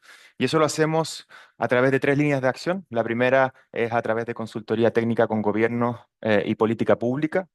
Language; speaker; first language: Spanish; native; Spanish